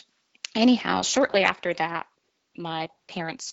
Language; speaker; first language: English; native; English